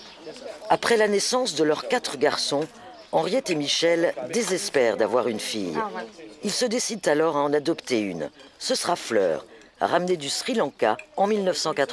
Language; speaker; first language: French; native; French